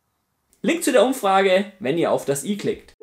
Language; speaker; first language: German; native; German